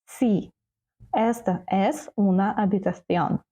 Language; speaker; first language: Spanish; non-native, fluent; Ukrainian